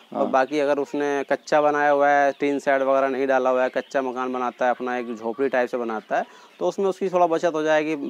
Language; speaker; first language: Hindi; native; Hindi